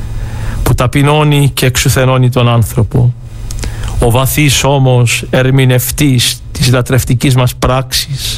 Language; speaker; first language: Greek; native; Greek